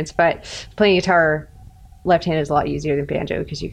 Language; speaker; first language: English; native; English